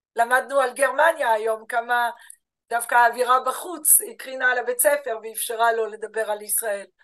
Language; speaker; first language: Hebrew; non-native, fluent; French